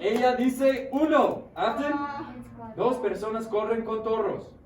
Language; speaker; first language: Spanish; non-native, fluent; English